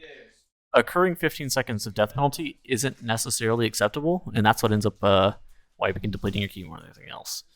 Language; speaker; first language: English; native; English